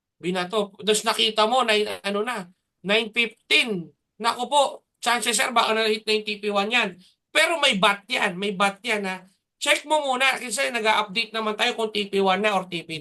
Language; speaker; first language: Filipino; native; Filipino